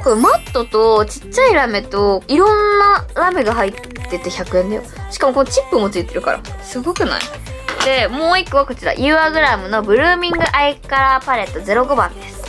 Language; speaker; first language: Japanese; native; Japanese